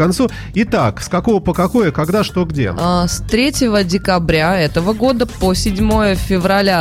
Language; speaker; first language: Russian; native; Russian